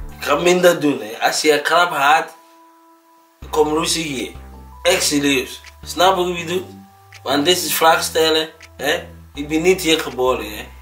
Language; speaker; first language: Dutch; non-native, learner; Akan